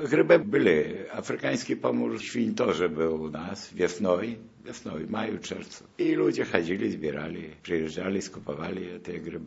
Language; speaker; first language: Polish; non-native, local second language; Belarusian